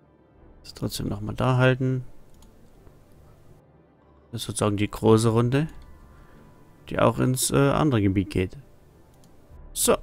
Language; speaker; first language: German; native; German